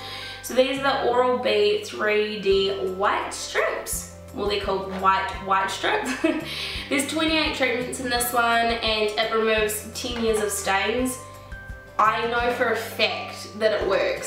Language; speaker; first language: English; native; English